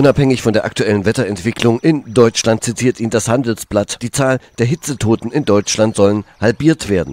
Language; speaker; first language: German; native; German